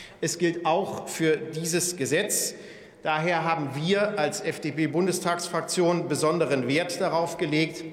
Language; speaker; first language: German; native; German